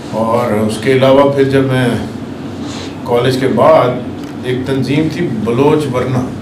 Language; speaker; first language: Urdu; non-native, local second language; Saraiki